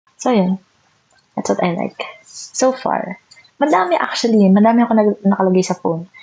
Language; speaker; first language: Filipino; non-native, local second language; Bikol